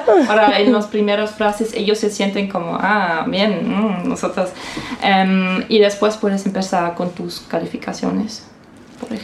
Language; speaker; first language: Spanish; non-native, fluent; German